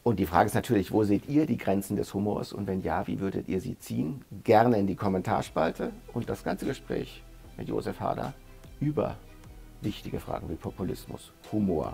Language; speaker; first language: German; native; German